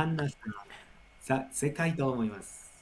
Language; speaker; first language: Japanese; non-native, learner; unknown